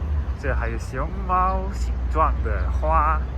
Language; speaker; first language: Chinese; non-native, fluent; German